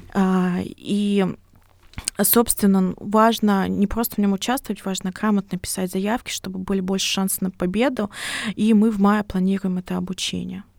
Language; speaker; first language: Russian; native; Russian